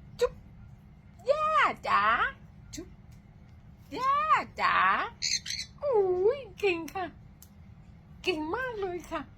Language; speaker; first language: Thai; native; Thai